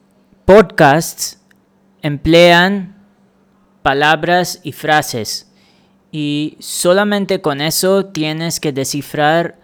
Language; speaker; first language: Spanish; non-native, fluent; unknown